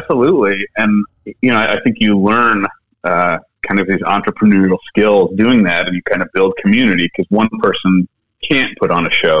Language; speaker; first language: English; native; English